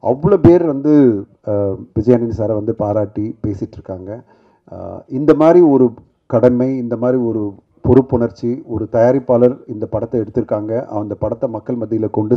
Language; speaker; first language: Tamil; native; Tamil